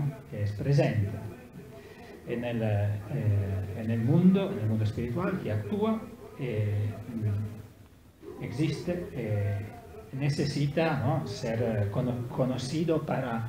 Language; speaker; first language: Spanish; non-native, learner; Italian